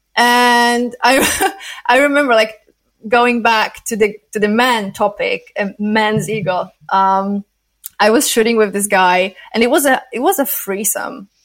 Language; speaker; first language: English; non-native, fluent; Polish